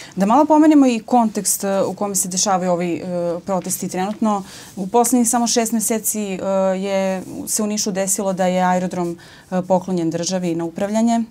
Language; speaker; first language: Bosnian; native; Bosnian